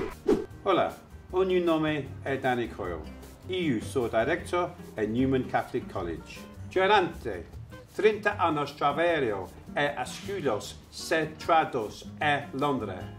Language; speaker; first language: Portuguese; non-native, learner; English